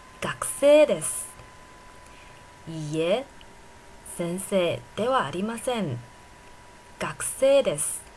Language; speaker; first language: Japanese; non-native, fluent; Chinese